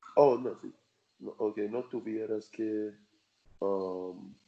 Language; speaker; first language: Spanish; non-native, learner; English